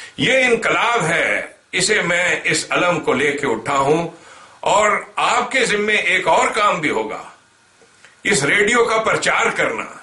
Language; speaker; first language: Urdu; native; Urdu